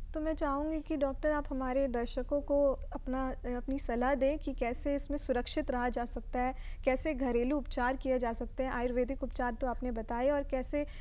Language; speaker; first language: Hindi; native; Hindi